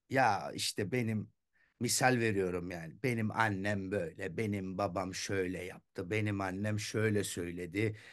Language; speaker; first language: Turkish; early bilingual, heritage; Turkish